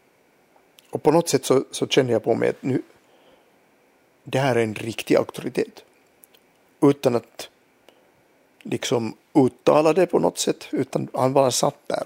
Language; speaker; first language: Swedish; non-native, local second language; Finnish